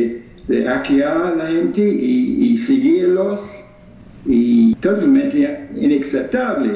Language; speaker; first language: Spanish; non-native, fluent; English